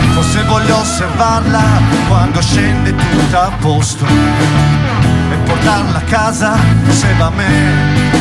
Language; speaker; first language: Italian; native; Italian